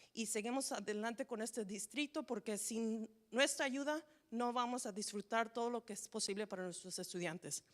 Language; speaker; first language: Spanish; early bilingual, other home language; English